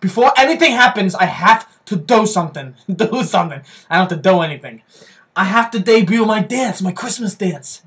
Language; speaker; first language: English; native; English